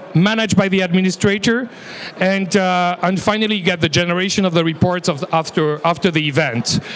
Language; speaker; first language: English; non-native, fluent; French